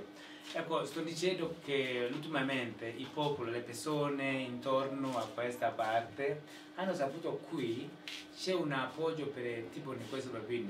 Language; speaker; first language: Italian; non-native, fluent; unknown